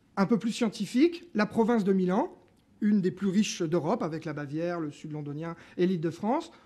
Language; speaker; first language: French; native; French